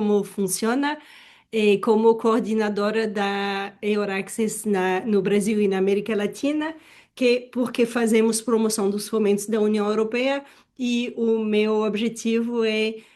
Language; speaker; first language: Portuguese; non-native, fluent; French